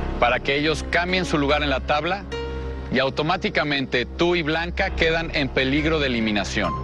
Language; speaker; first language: Spanish; native; Spanish